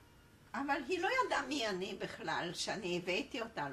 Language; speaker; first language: Hebrew; non-native, fluent; Polish